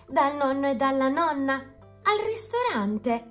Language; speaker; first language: Italian; native; Italian